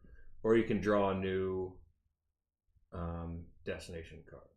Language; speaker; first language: English; native; English